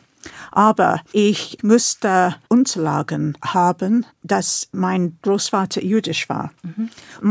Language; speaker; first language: German; non-native, fluent; English